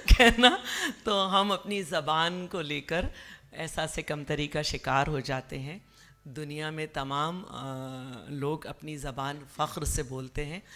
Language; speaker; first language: Urdu; native; Urdu